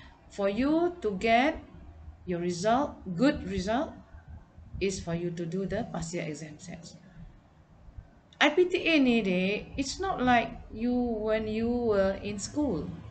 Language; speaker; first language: English; non-native, local second language; Malay